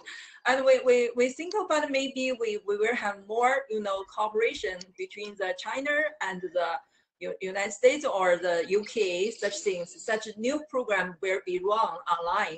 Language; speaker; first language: English; non-native, learner; Chinese